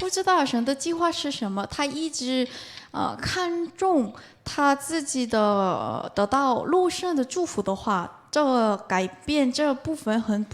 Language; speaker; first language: Chinese; non-native, fluent; Korean